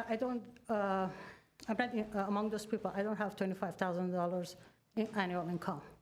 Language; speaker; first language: English; non-native, learner; Persian